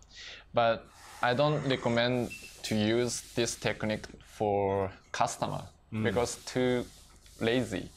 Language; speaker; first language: English; non-native, learner; Japanese